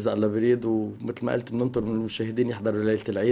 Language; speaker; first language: Arabic; native; Arabic